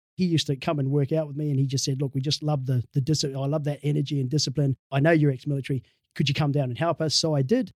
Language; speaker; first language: English; native; English